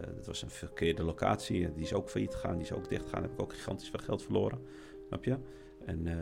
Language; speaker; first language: Dutch; native; Dutch